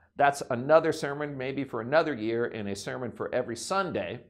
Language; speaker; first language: English; native; English